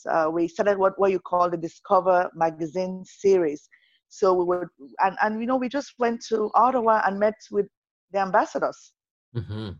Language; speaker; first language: English; non-native, local second language; Yoruba